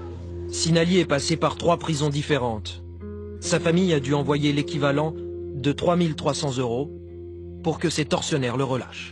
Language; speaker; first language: French; native; French